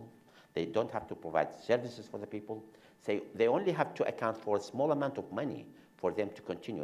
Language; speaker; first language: English; non-native, fluent; Arabic